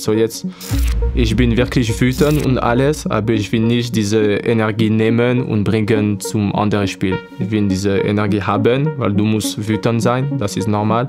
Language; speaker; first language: German; non-native, fluent; French